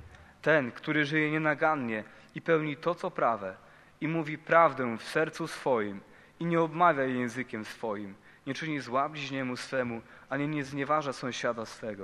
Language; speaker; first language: Polish; native; Polish